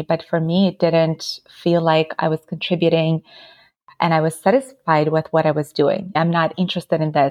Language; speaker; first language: English; non-native, fluent; Ukrainian